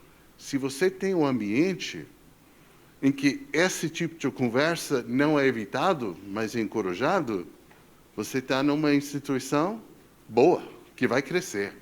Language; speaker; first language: Portuguese; non-native, fluent; English